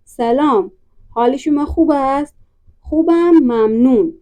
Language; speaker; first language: Persian; non-native, fluent; Urdu